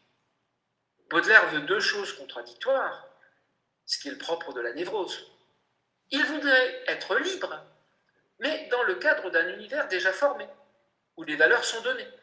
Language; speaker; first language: French; native; French